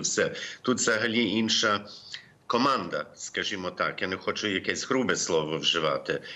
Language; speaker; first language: Ukrainian; early bilingual, heritage; Ukrainian